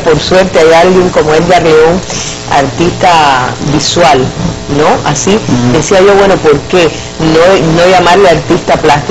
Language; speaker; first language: Spanish; native; Spanish